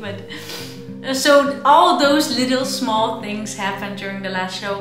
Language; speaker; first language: English; non-native, fluent; Dutch